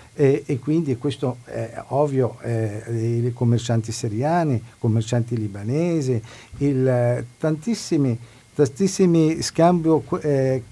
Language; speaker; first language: Italian; non-native, fluent; Arabic